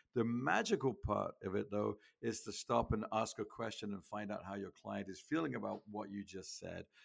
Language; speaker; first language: English; native; English